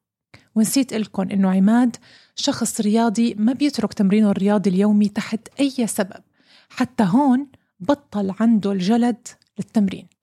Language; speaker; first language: Arabic; native; Arabic